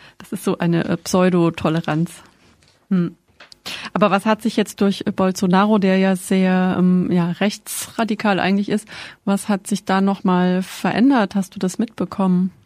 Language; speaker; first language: German; native; German